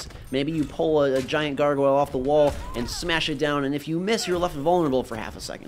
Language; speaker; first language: English; native; English